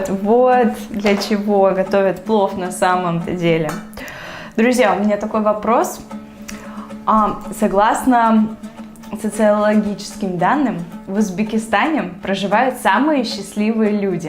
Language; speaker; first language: Russian; native; Russian